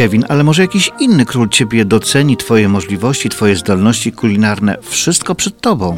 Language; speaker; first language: Polish; native; Polish